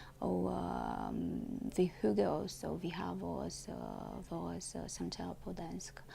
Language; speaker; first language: Danish; non-native, learner; Romanian